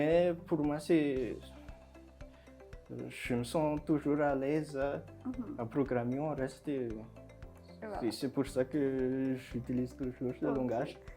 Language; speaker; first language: French; non-native, local second language; Malagasy